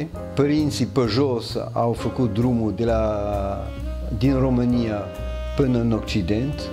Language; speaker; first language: Romanian; early bilingual, heritage; French